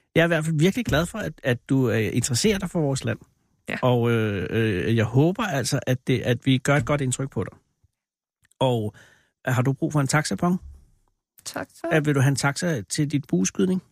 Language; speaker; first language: Danish; non-native, fluent; Chinese